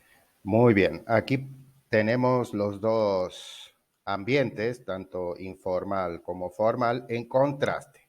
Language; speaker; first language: Spanish; non-native, fluent; Portuguese